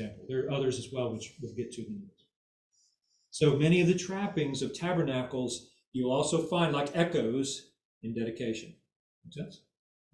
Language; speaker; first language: English; native; English